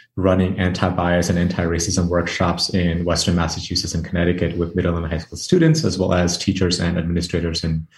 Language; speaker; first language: English; early bilingual, other home language; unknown